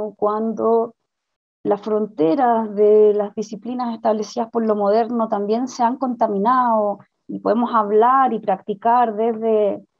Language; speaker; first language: Spanish; native; Spanish